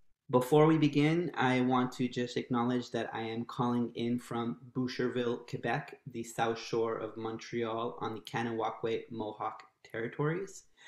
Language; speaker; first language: English; native; English